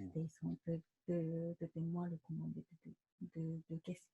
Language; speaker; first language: French; non-native, learner; Japanese